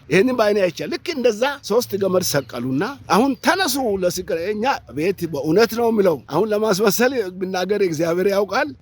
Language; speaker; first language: Amharic; non-native, local second language; Oromo